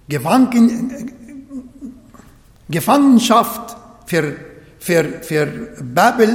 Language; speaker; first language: German; non-native, fluent; Arabic